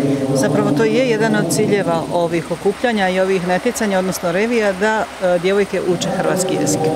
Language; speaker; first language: Croatian; native; Croatian